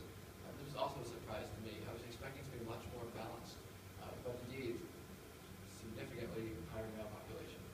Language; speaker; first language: English; native; English